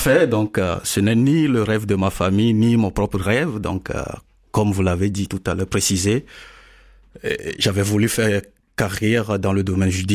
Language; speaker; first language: French; non-native, local second language; Ewe